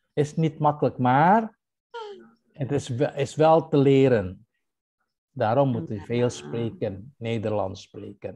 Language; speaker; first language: Dutch; non-native, fluent; Indonesian